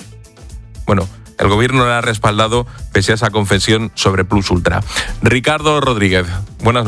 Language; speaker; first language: Spanish; native; Spanish